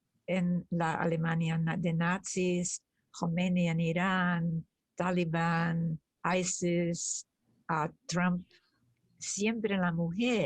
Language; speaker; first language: Spanish; early bilingual, other home language; German